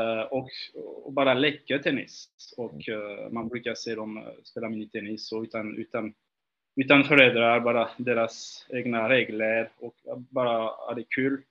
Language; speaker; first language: Swedish; non-native, fluent; French